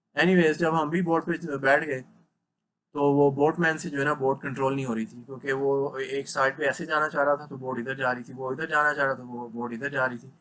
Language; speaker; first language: Urdu; non-native, local second language; Punjabi